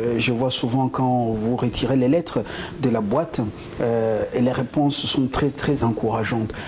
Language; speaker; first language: French; non-native, local second language; Lingala